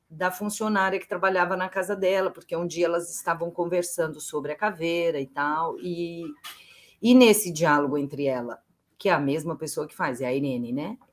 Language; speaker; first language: Portuguese; native; Portuguese